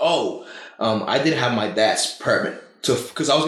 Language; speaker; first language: English; non-native, fluent; Spanish